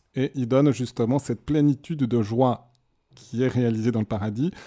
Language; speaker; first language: French; native; French